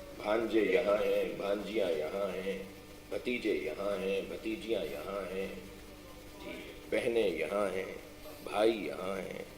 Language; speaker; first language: Urdu; non-native, local second language; Sindhi